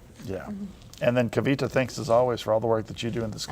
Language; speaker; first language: English; native; English